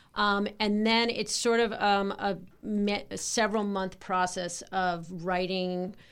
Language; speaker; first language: English; native; English